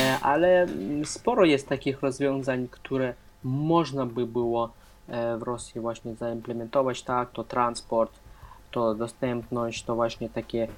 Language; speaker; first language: Polish; non-native, fluent; Russian